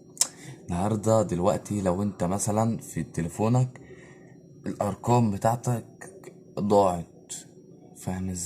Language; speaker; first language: Arabic; native; Arabic